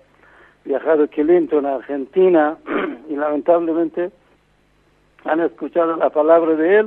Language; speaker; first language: Spanish; non-native, fluent; Persian